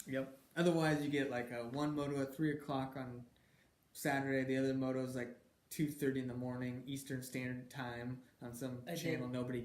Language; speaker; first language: English; native; English